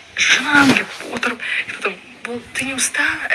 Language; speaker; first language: Russian; non-native, local second language; Kazakh